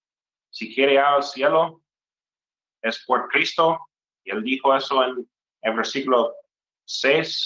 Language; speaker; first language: Spanish; non-native, fluent; English